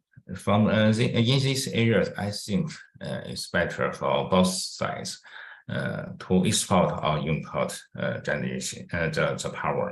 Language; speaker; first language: English; non-native, fluent; Chinese